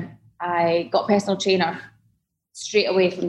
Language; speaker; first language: English; native; English